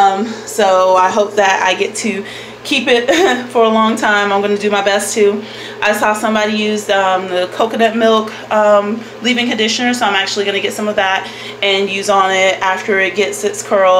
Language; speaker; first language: English; native; English